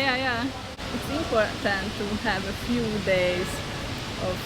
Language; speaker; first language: English; non-native, learner; Hungarian